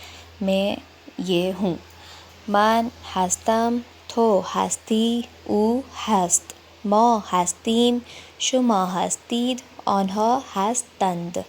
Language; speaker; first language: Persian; non-native, learner; Urdu